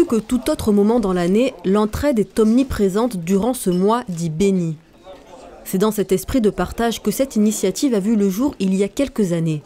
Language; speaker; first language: French; native; French